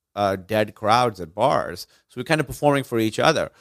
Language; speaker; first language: English; non-native, local second language; Urdu